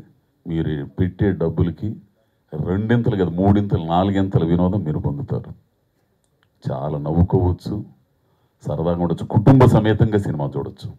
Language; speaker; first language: Telugu; native; Telugu